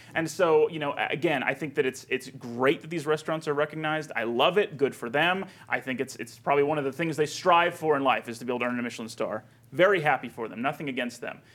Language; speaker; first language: English; native; English